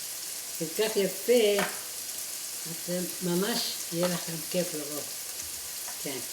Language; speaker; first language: Hebrew; non-native, fluent; Arabic